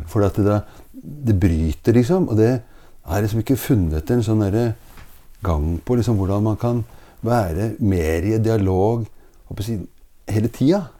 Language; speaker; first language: Norwegian; native; Norwegian